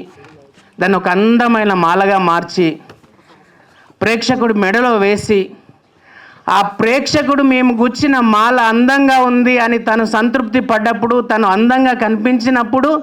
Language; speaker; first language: Telugu; native; Telugu